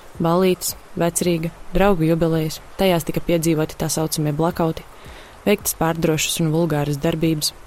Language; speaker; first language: Latvian; native; Latvian